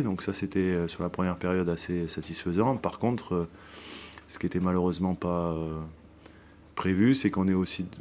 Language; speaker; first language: French; native; French